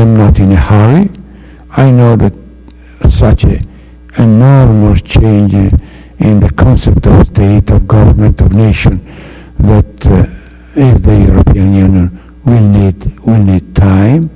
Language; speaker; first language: English; non-native, fluent; Italian